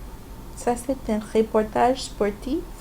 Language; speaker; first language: French; non-native, fluent; English